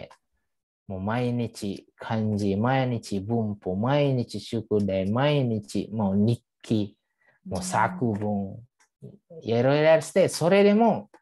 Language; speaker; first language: Japanese; non-native, fluent; Indonesian